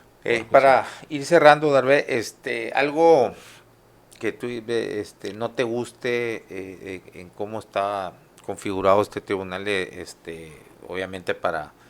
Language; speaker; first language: Spanish; native; Spanish